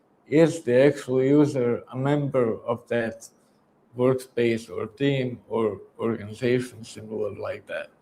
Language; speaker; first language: English; non-native, fluent; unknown